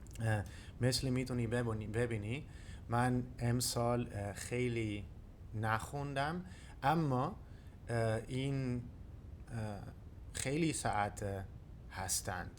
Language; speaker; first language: Persian; non-native, learner; Dutch